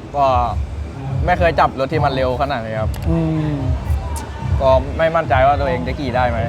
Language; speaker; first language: Thai; native; Thai